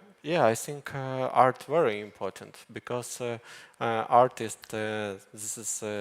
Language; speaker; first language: English; non-native, learner; Ukrainian